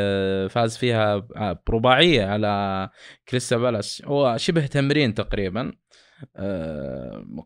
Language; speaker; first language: Arabic; native; Arabic